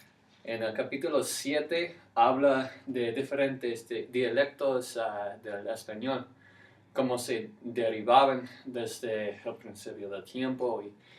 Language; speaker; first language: Spanish; non-native, fluent; English